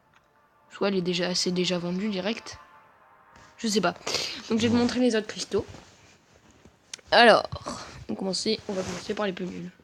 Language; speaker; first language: French; native; French